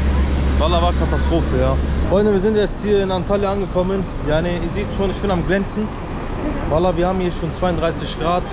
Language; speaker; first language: German; early bilingual, other home language; Turkish